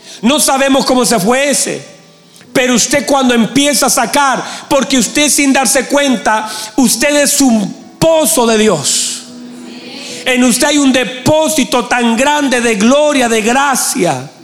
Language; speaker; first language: Spanish; native; Spanish